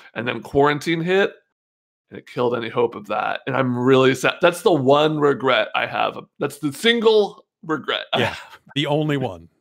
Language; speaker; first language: English; native; English